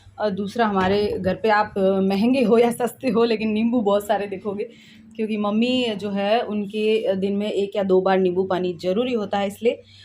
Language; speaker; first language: Hindi; native; Hindi